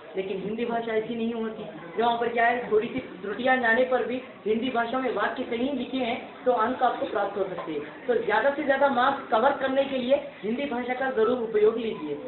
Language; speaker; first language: Hindi; non-native, local second language; Urdu